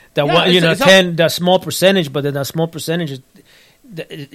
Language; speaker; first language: English; early bilingual, other home language; Spanish